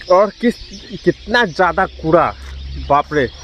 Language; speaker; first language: Hindi; non-native, local second language; Assamese